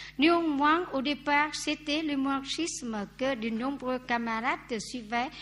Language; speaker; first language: French; non-native, fluent; Vietnamese